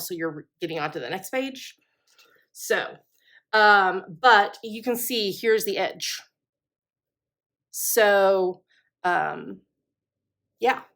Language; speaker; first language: English; native; English